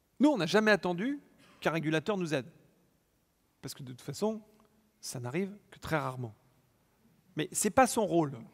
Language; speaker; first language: French; native; French